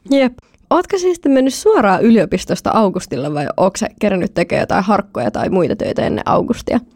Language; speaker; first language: Finnish; native; Finnish